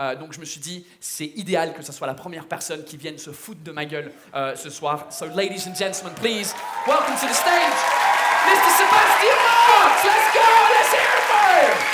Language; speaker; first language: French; non-native, fluent; English